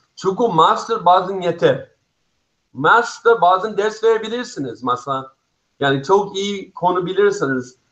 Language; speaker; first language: Turkish; non-native, fluent; English